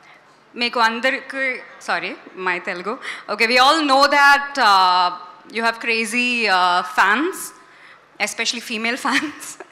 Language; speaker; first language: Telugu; non-native, learner; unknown